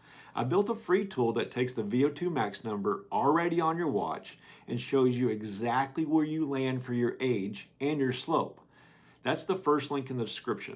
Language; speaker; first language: English; native; English